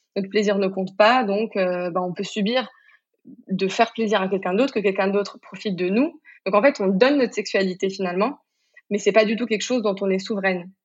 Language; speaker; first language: French; non-native, local second language; Arabic